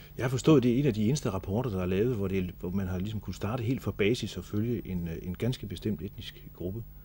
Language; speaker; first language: Danish; native; Danish